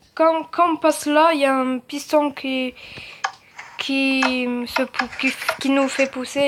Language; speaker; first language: French; native; French